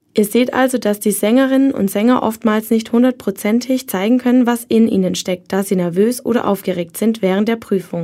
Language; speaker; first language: German; native; German